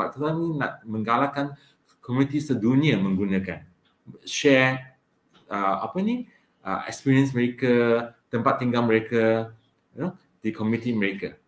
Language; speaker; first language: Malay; non-native, local second language; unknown